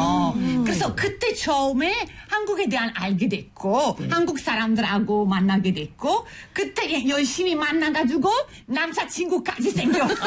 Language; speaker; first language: Korean; non-native, fluent; Italian